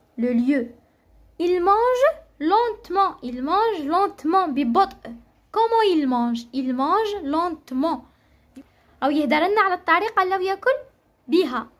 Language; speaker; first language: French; non-native, local second language; Arabic